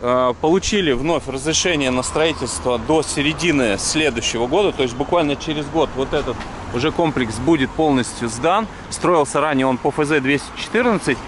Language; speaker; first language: Russian; native; Russian